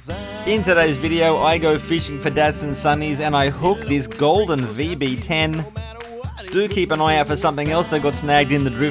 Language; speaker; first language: English; native; English